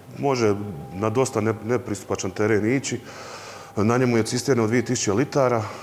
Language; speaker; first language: Croatian; native; Croatian